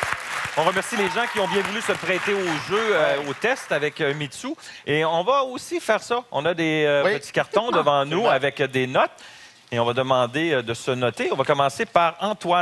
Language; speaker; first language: French; native; French